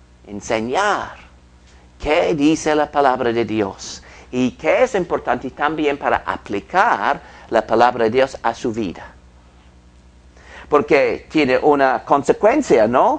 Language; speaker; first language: Spanish; non-native, fluent; English